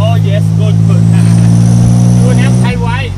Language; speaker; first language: English; non-native, learner; Thai